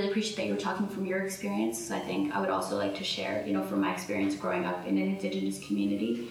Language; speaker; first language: English; early bilingual, other home language; Spanish